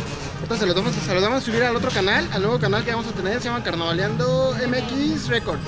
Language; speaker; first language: Spanish; native; Spanish